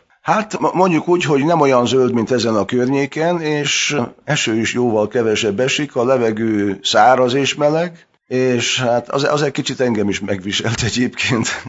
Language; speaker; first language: Hungarian; early bilingual, heritage; Hungarian